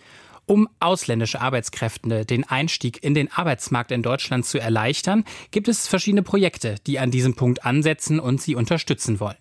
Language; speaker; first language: German; native; German